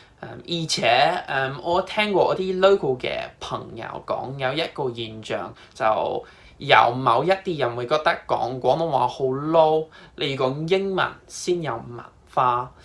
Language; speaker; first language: Cantonese; non-native, fluent; English